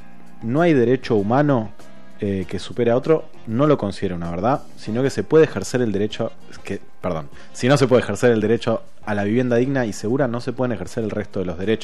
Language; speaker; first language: Spanish; native; Spanish